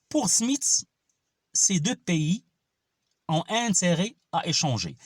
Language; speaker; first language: French; non-native, local second language; Arabic